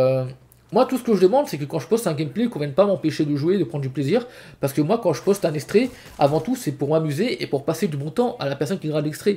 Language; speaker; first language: French; native; French